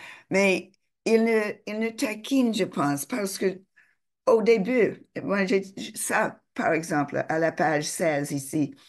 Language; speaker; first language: French; non-native, fluent; English